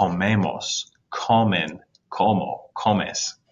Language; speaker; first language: Spanish; non-native, fluent; English